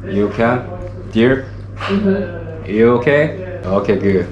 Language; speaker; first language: English; non-native, learner; Korean